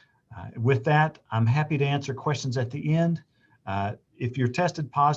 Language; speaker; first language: English; native; English